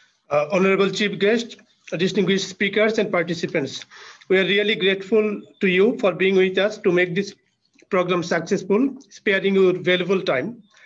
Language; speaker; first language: English; non-native, local second language; Bangla